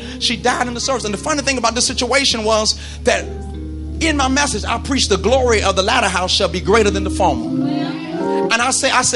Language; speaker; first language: English; native; English